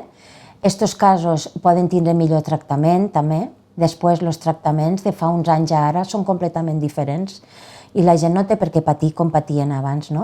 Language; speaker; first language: Catalan; native; Catalan